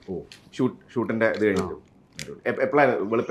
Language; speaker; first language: Malayalam; native; Malayalam